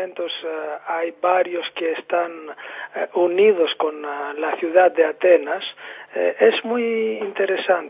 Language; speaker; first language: Spanish; non-native, fluent; Greek